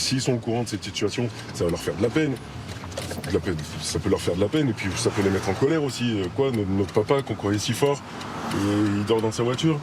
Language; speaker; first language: French; native; French